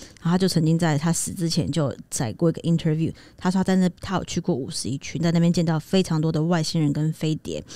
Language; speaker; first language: Chinese; native; Chinese